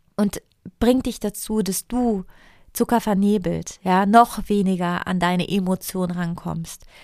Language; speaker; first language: German; non-native, fluent; Italian